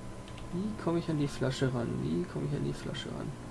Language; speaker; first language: German; native; German